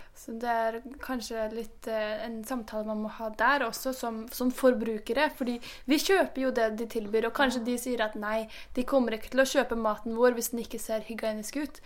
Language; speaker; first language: Norwegian; native; Norwegian